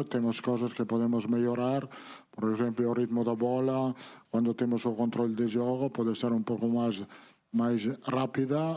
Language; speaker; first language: Portuguese; non-native, learner; Italian